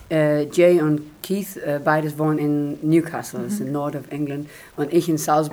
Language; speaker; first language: German; non-native, learner; Hebrew